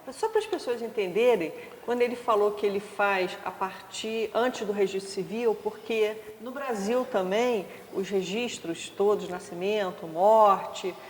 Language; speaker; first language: Portuguese; native; Portuguese